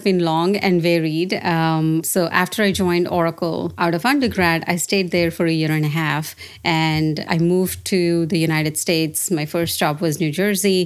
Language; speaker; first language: English; non-native, local second language; Telugu